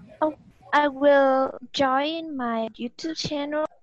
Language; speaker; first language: English; non-native, learner; Vietnamese